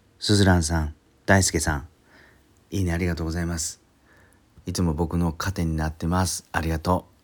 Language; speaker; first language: Japanese; native; Japanese